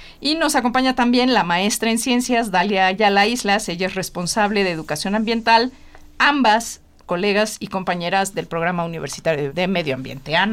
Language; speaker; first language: Spanish; native; Spanish